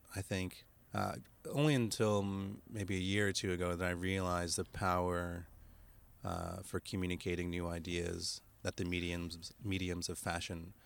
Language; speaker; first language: English; native; English